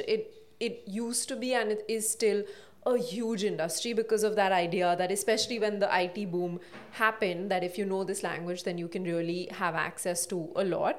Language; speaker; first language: English; non-native, local second language; Hindi